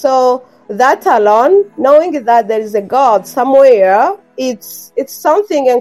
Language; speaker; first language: English; non-native, local second language; Kinyarwanda